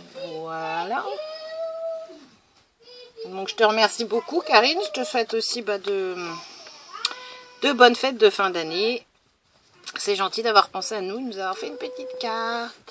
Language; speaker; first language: French; native; French